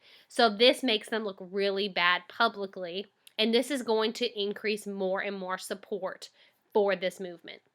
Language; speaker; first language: English; native; English